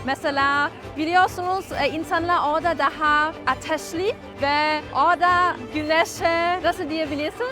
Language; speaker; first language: Turkish; non-native, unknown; German